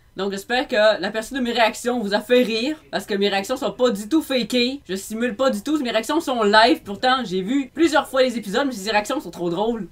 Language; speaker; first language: French; native; French